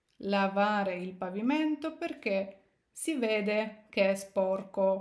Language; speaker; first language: Italian; non-native, fluent; Ukrainian